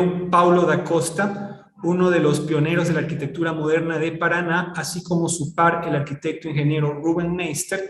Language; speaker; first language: Spanish; native; Spanish